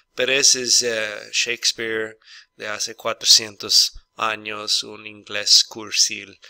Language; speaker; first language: Spanish; non-native, fluent; English